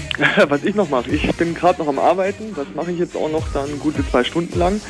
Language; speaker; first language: German; native; German